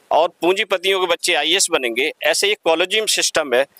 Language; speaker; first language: Hindi; native; Hindi